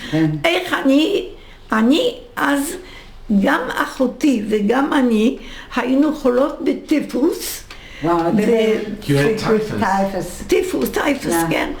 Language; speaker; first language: Hebrew; non-native, fluent; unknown